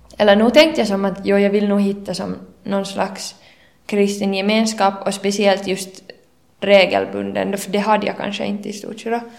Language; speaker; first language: Swedish; native; Swedish